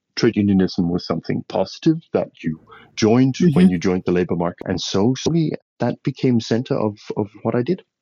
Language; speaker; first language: English; non-native, fluent; Danish